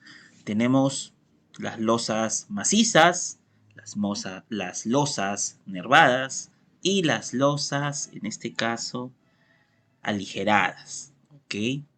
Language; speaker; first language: Spanish; native; Spanish